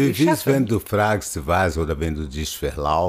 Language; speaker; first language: German; non-native, fluent; Portuguese